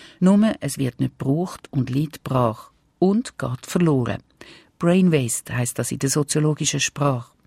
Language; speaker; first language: German; native; German